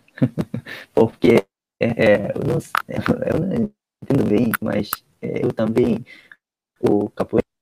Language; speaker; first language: Portuguese; non-native, fluent; Japanese